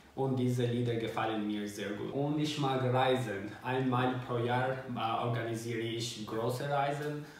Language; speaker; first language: German; non-native, learner; Albanian